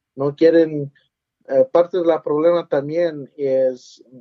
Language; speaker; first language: Spanish; early bilingual, heritage; Spanish